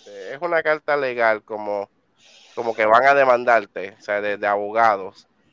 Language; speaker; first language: Spanish; native; Spanish